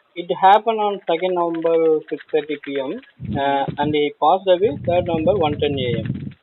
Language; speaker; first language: English; non-native, local second language; Tamil